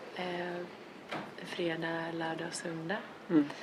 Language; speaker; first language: Swedish; native; Swedish